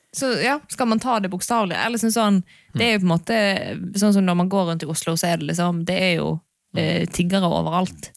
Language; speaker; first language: Norwegian; native; Norwegian